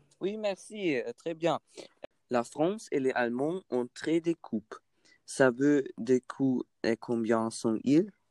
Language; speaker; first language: French; non-native, learner; German